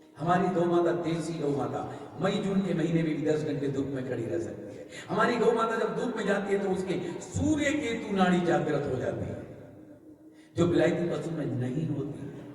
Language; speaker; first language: Hindi; native; Hindi